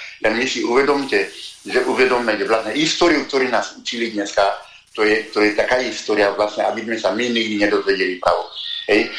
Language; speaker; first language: Slovak; non-native, fluent; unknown